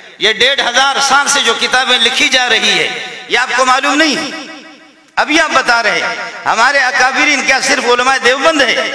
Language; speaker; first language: Urdu; non-native, local second language; Baluchi